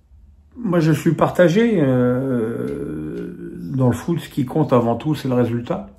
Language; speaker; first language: French; native; French